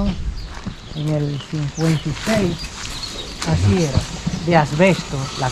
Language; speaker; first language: Spanish; early bilingual, other home language; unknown